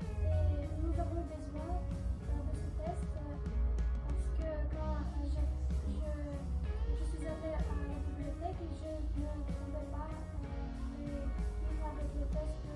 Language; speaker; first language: French; non-native, learner; Uzbek